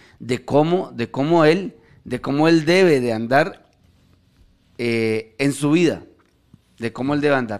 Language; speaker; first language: Spanish; native; Spanish